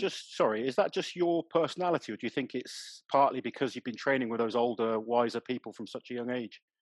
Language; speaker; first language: English; native; English